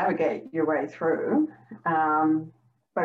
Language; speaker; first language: English; native; English